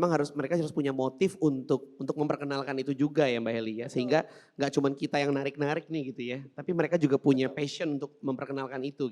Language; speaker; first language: Indonesian; native; Indonesian